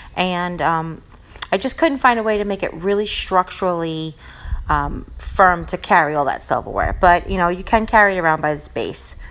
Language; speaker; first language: English; native; English